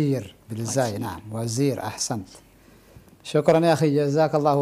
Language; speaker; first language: Arabic; non-native, fluent; Indonesian